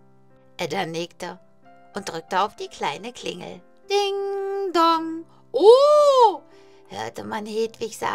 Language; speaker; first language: German; native; German